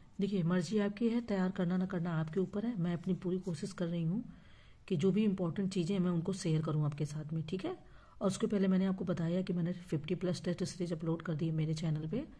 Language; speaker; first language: Hindi; native; Hindi